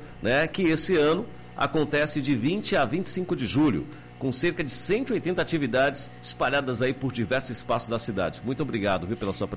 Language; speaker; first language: Portuguese; native; Portuguese